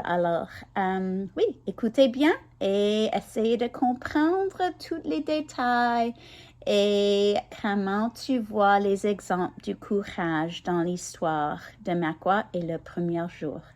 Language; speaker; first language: French; non-native, learner; English